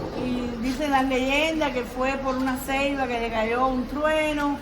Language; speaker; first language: Spanish; native; Spanish